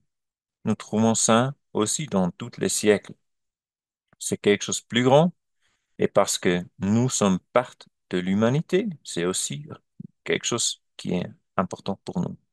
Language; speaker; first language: French; non-native, learner; German